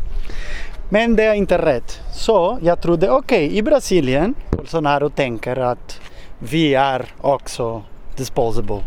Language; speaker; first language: Swedish; non-native, learner; Portuguese